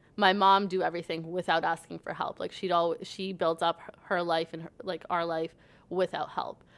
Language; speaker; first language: English; native; English